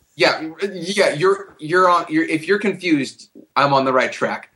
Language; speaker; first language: English; native; English